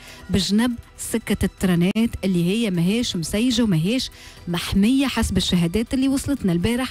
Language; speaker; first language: Arabic; native; Arabic